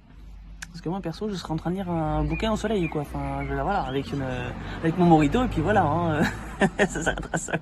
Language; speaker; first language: French; native; French